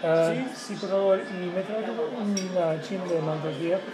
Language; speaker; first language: Spanish; non-native, fluent; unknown